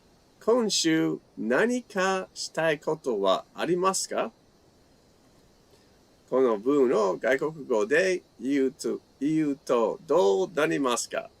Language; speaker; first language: Japanese; non-native, fluent; English